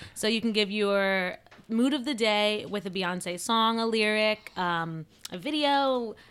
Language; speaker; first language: English; native; English